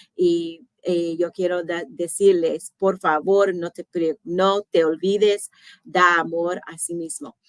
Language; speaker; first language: Spanish; non-native, learner; English